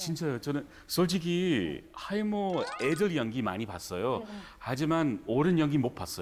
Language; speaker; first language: Korean; non-native, fluent; English